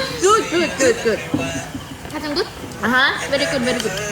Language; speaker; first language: English; non-native, learner; Thai